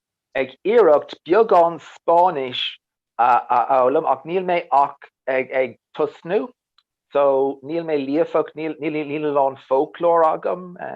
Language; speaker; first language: Irish; non-native, learner; English